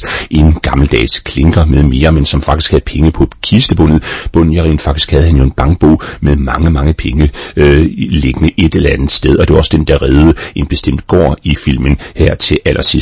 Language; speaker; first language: Danish; native; Danish